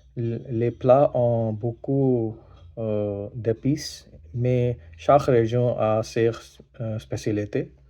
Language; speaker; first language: French; non-native, learner; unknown